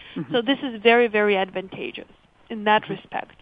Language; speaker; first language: English; early bilingual, other home language; Lithuanian